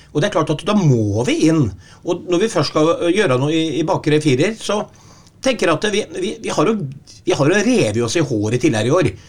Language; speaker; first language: Norwegian; native; Norwegian